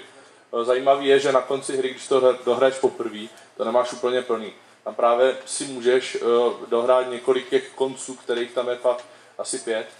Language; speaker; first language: Czech; native; Czech